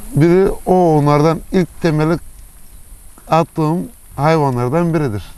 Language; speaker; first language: Turkish; early bilingual, heritage; Turkish